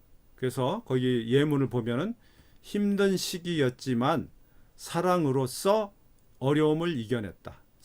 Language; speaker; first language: Korean; native; Korean